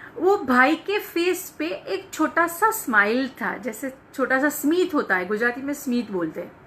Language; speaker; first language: Hindi; non-native, local second language; Gujarati